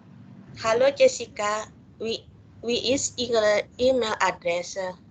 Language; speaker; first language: German; non-native, learner; Indonesian